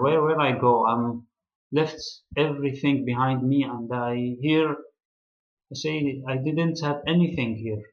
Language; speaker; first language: English; non-native, learner; Arabic